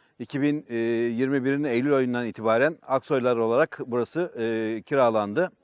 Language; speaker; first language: Turkish; native; Turkish